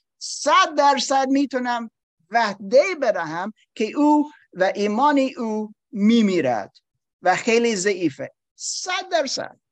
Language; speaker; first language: Persian; non-native, learner; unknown